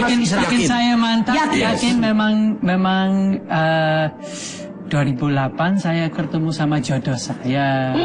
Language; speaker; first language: Indonesian; non-native, fluent; English